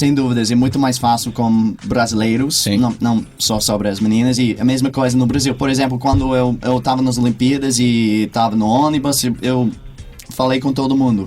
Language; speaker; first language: Portuguese; non-native, fluent; English